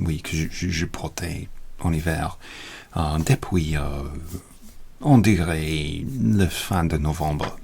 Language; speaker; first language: French; non-native, learner; English